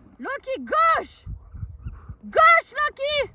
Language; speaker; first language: French; native; French